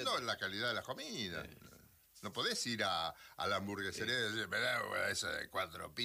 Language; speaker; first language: Spanish; native; Spanish